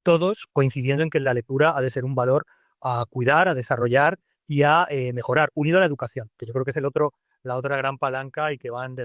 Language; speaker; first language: Spanish; native; Spanish